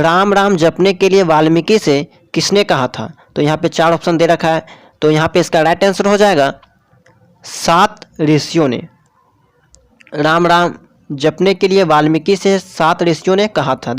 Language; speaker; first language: Hindi; native; Hindi